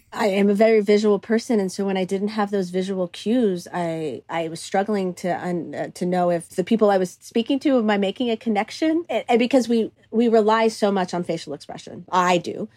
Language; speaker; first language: English; early bilingual, other home language; Greek